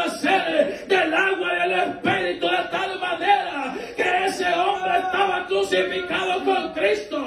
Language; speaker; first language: Spanish; native; Spanish